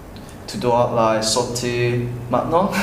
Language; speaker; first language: French; non-native, learner; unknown